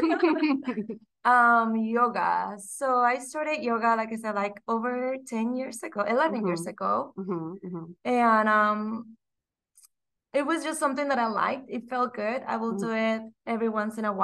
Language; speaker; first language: English; non-native, fluent; Spanish